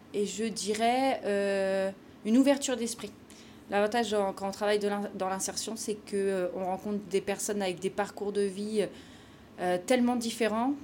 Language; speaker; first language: French; native; French